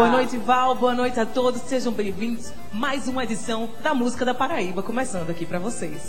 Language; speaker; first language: Portuguese; native; Portuguese